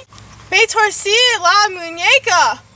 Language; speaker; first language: Spanish; non-native, learner; English